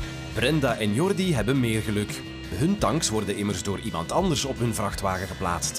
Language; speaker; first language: Dutch; native; Dutch